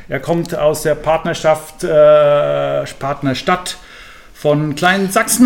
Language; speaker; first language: German; native; German